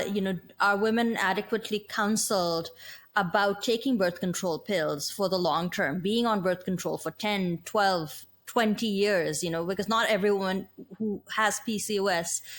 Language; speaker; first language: English; native; English